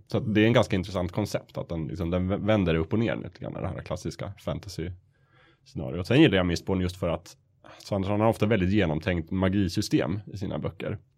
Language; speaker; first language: Swedish; native; Swedish